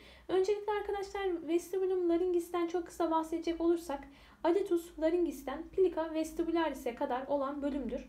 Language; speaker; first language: Turkish; native; Turkish